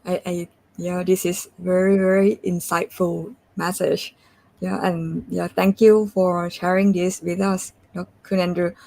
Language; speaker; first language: English; non-native, fluent; Thai